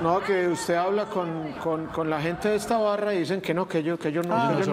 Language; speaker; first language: Spanish; native; Spanish